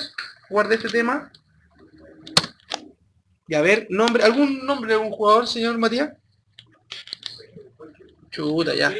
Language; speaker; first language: Spanish; native; Spanish